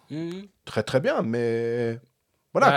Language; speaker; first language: French; native; French